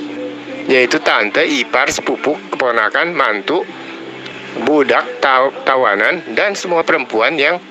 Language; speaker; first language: Indonesian; native; Indonesian